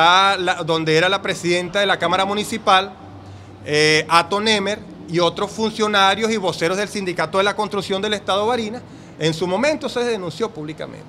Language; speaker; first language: Spanish; native; Spanish